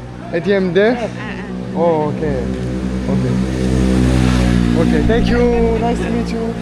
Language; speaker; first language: English; non-native, learner; French